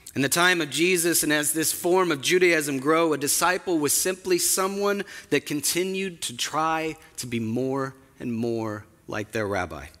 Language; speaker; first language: English; native; English